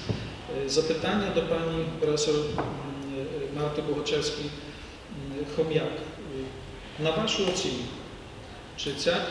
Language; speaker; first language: Ukrainian; native; Ukrainian